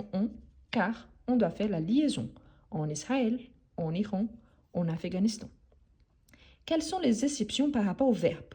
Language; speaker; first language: French; non-native, fluent; Portuguese